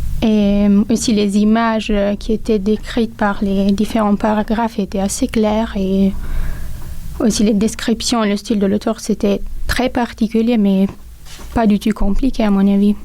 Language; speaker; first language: French; non-native, local second language; Italian